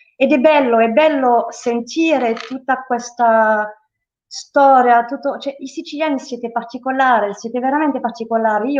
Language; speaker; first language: Italian; non-native, fluent; French